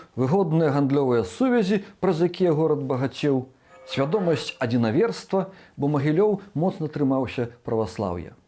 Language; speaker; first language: Belarusian; native; Belarusian